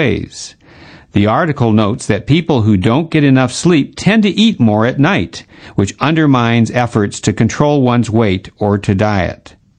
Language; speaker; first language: English; native; English